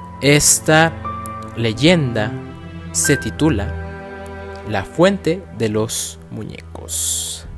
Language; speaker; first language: Spanish; native; Spanish